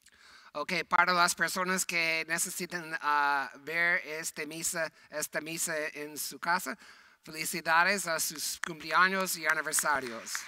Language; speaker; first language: Spanish; non-native, fluent; English